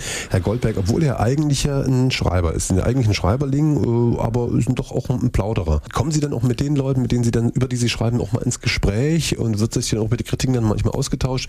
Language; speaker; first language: German; native; German